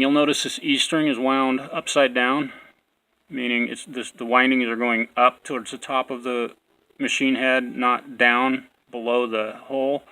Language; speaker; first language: English; native; English